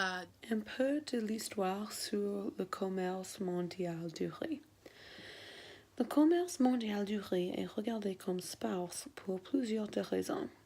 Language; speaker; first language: French; non-native, learner; English